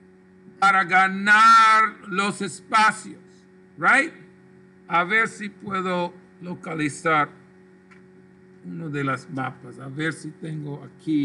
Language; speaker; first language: Spanish; non-native, local second language; English